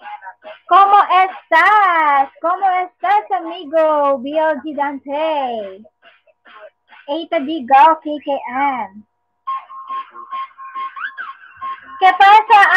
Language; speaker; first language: Spanish; non-native, learner; Filipino